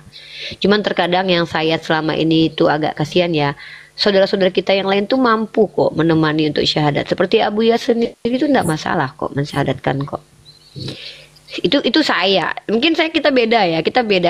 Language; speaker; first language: Indonesian; native; Indonesian